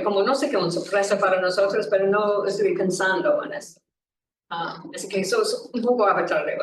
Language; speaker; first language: Spanish; non-native, learner; English